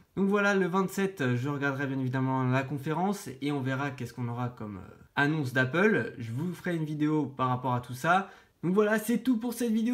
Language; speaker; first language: French; native; French